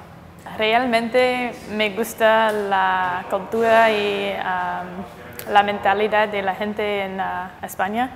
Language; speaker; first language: Spanish; non-native, fluent; English